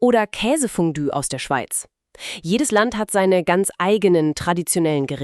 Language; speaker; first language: German; native; German